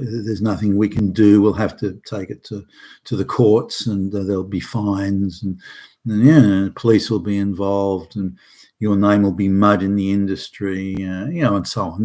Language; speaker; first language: English; native; English